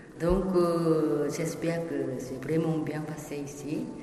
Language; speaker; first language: French; non-native, learner; Korean